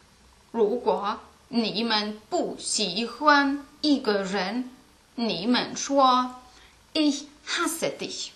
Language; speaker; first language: Chinese; non-native, learner; German